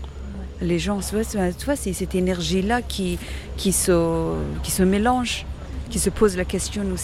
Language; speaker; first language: French; non-native, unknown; Persian